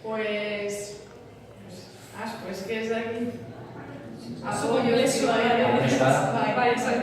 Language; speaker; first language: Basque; non-native, local second language; Spanish